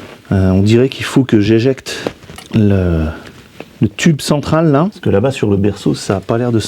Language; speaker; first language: French; native; French